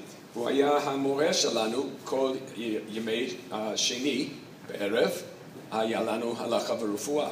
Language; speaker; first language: Hebrew; non-native, fluent; English